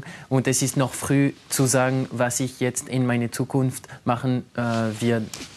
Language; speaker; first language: German; non-native, local second language; French